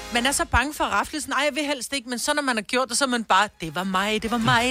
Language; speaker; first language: Danish; native; Danish